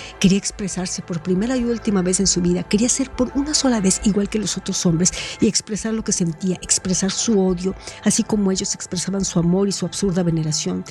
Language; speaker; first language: Spanish; native; Spanish